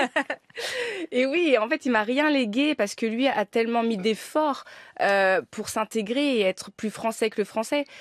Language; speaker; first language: French; native; French